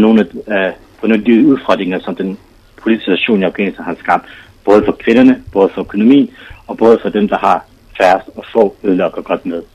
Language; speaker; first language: Danish; non-native, fluent; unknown